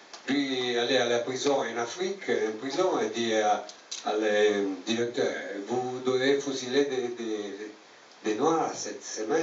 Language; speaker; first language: French; non-native, learner; Italian